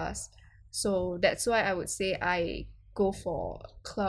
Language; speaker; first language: English; non-native, local second language; Chinese